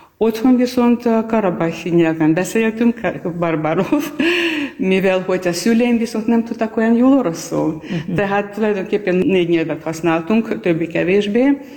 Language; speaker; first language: Hungarian; non-native, fluent; Armenian